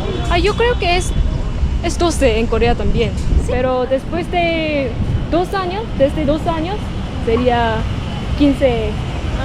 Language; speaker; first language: Spanish; non-native, learner; Korean